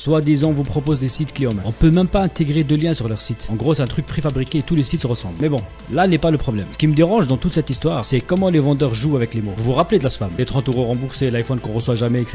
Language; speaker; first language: French; native; French